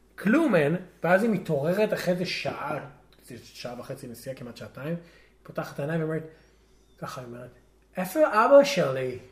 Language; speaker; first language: Hebrew; native; Hebrew